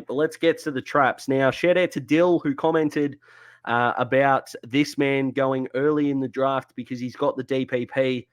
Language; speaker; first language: English; native; English